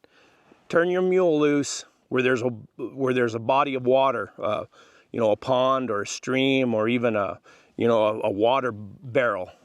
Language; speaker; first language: English; native; English